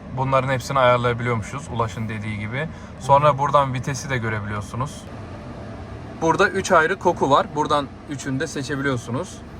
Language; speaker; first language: Turkish; native; Turkish